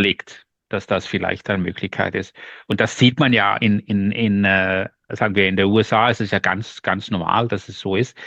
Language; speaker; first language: German; non-native, learner; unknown